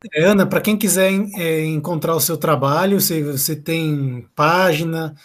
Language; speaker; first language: Portuguese; native; Portuguese